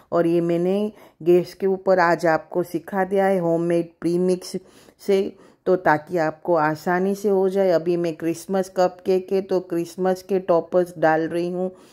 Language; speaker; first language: Hindi; native; Hindi